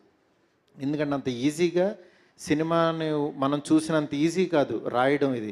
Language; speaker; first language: Telugu; native; Telugu